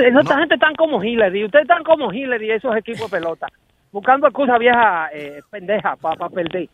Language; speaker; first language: Spanish; native; Spanish